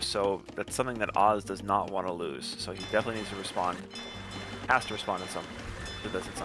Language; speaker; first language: English; native; English